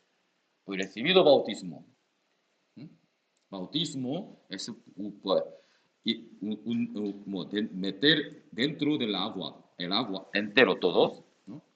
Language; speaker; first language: Spanish; non-native, learner; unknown